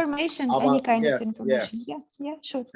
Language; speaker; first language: English; non-native, fluent; Ukrainian